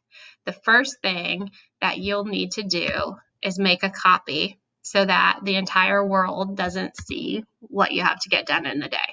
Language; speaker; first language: English; native; English